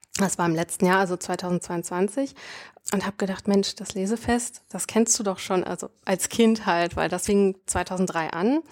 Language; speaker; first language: German; native; German